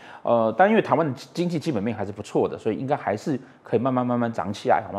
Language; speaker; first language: Chinese; native; Chinese